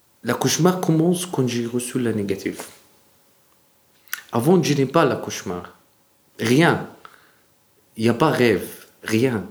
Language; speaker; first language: French; non-native, learner; Arabic